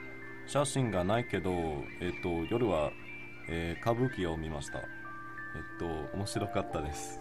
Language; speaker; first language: Japanese; non-native, learner; English